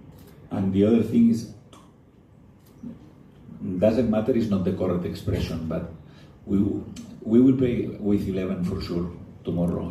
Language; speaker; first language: English; non-native, fluent; Spanish